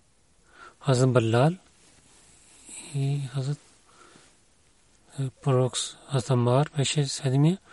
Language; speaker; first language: Bulgarian; non-native, learner; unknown